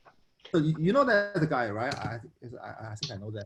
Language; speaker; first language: English; non-native, fluent; Chinese